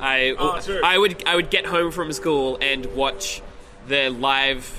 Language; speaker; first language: English; native; English